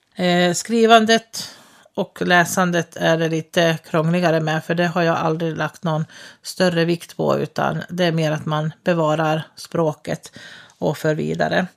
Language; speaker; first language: Swedish; early bilingual, other home language; Finnish